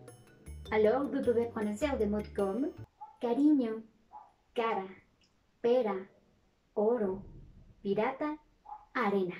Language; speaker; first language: French; non-native, learner; Spanish